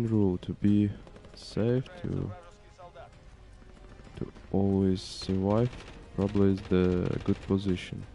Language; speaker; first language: English; non-native, learner; Ukrainian